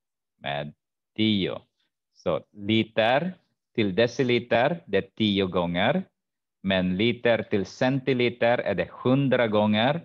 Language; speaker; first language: Swedish; non-native, fluent; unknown